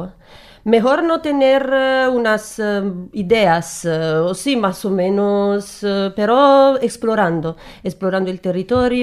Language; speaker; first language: Spanish; non-native, learner; Italian